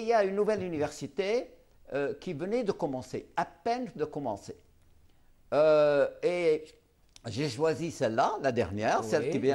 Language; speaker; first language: French; non-native, local second language; Arabic